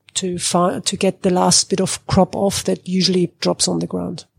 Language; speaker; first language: English; non-native, fluent; German